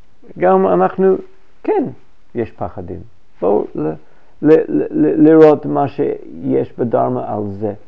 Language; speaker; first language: Hebrew; non-native, fluent; English